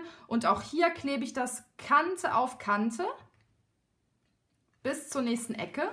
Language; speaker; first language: German; native; German